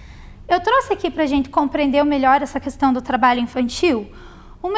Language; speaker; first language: Portuguese; native; Portuguese